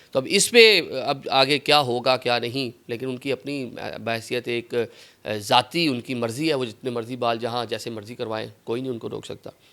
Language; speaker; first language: Urdu; native; Urdu